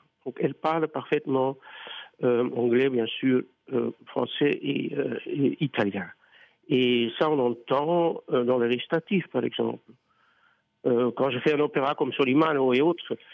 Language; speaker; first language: French; non-native, fluent; Dutch